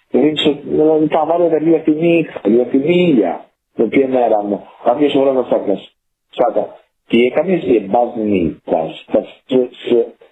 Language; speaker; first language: Latvian; non-native, fluent; Italian